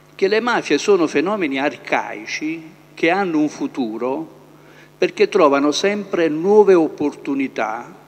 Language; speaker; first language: Italian; native; Italian